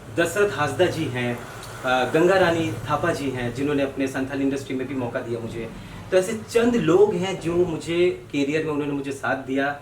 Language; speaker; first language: Hindi; non-native, local second language; Bangla